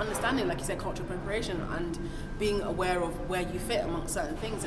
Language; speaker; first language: English; non-native, local second language; Igbo